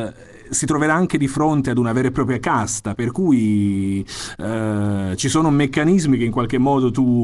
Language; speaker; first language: Italian; native; Italian